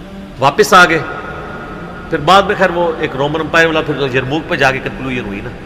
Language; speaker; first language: Urdu; non-native, local second language; Punjabi